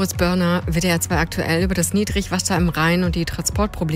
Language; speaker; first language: German; native; German